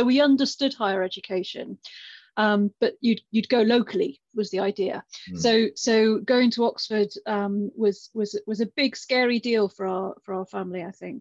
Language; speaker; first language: English; native; English